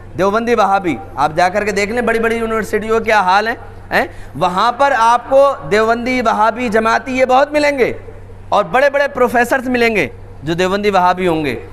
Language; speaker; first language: Urdu; native; Urdu